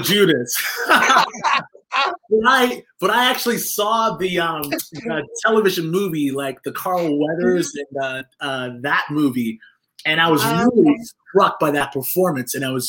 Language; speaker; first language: English; native; English